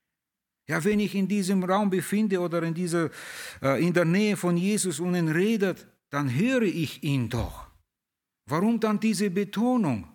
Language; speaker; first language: German; early bilingual, heritage; German